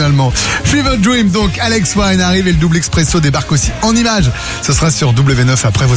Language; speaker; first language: French; native; French